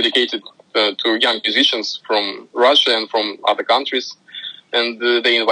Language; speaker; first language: English; non-native, fluent; Russian